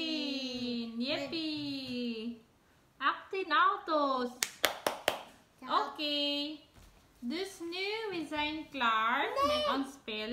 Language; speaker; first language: Dutch; non-native, learner; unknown